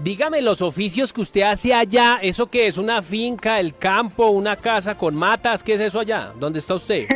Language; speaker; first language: Spanish; native; Spanish